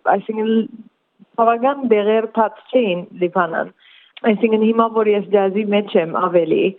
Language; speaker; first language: Armenian; early bilingual, heritage; Armenian